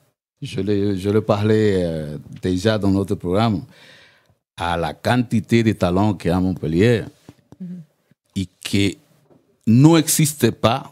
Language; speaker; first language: French; non-native, learner; Spanish